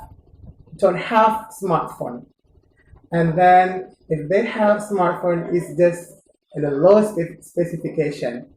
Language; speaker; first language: English; non-native, learner; Indonesian